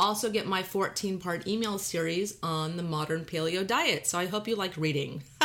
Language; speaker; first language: English; native; English